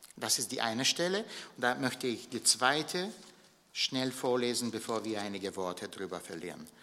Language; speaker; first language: German; non-native, fluent; Bulgarian